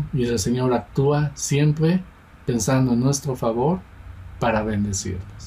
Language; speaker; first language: Spanish; native; Spanish